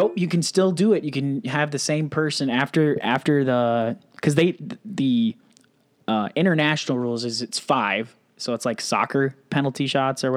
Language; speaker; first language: English; native; English